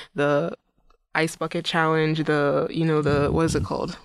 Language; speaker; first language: English; non-native, local second language; Igbo